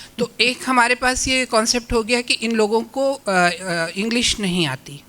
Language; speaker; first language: Urdu; native; Urdu